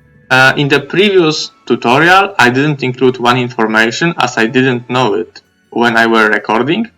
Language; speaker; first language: English; non-native, fluent; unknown